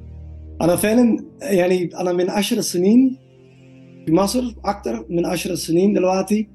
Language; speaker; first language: Arabic; non-native, learner; Dutch